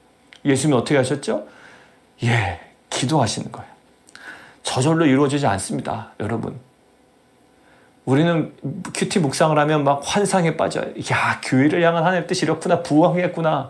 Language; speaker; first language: Korean; native; Korean